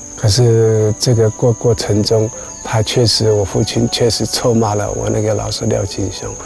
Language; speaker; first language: Chinese; non-native, local second language; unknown